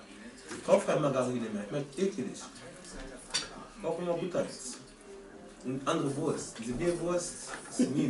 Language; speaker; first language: German; early bilingual, other home language; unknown